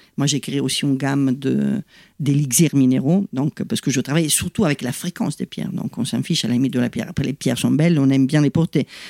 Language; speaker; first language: French; non-native, fluent; Italian